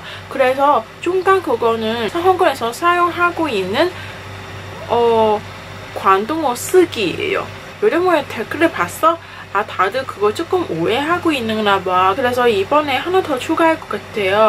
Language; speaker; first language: Korean; non-native, fluent; Cantonese